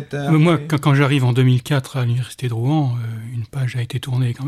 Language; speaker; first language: French; native; French